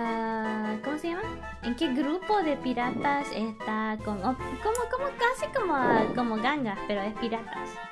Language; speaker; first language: Spanish; early bilingual, heritage; English